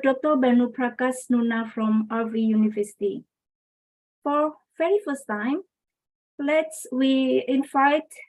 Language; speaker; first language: English; non-native, local second language; Indonesian